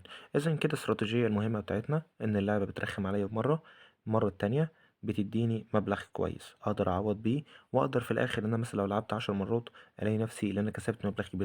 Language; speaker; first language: Arabic; native; Arabic